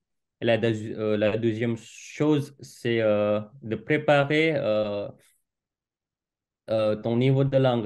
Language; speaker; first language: French; non-native, fluent; Indonesian